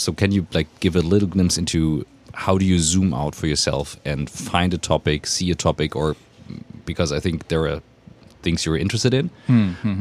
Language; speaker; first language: English; non-native, fluent; German